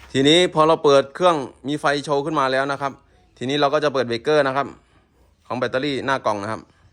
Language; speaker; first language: Thai; native; Thai